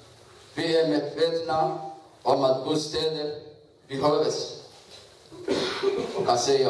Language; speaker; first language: Swedish; non-native, learner; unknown